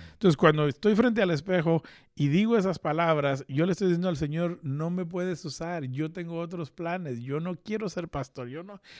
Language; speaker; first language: Spanish; early bilingual, heritage; Spanish